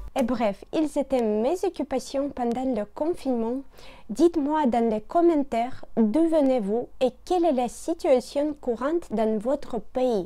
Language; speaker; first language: French; non-native, learner; Russian